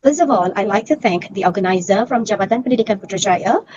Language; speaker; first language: English; non-native, local second language; Malay